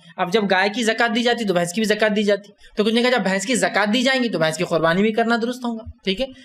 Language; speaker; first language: Urdu; native; Urdu